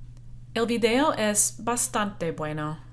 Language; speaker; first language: Spanish; non-native, fluent; English